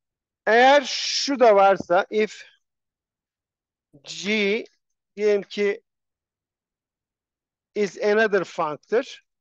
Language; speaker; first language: Turkish; native; Turkish